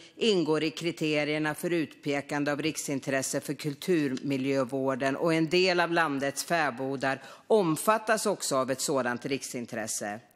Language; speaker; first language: Swedish; native; Swedish